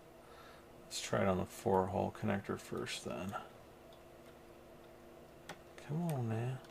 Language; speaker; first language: English; native; English